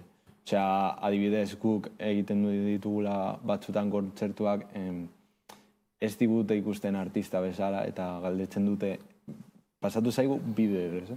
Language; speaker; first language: Basque; non-native, local second language; Spanish